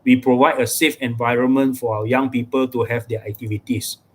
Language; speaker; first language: English; non-native, local second language; Malay